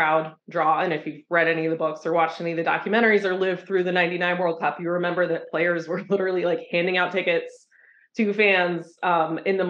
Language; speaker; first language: English; native; English